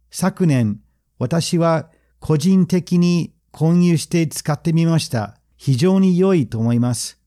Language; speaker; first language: Japanese; non-native, fluent; English